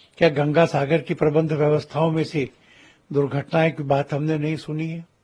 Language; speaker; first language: Hindi; native; Hindi